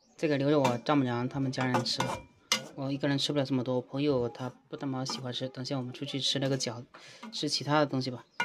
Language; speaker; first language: Chinese; native; Chinese